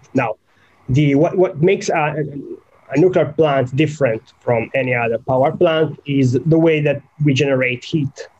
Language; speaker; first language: English; non-native, fluent; Italian